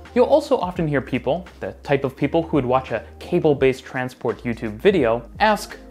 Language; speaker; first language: English; native; English